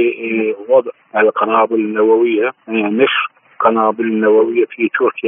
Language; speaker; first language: Arabic; non-native, fluent; Turkish